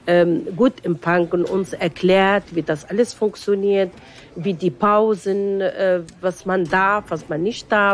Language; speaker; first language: German; non-native, fluent; Arabic